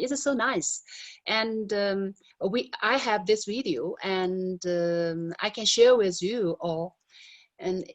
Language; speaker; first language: English; non-native, learner; Chinese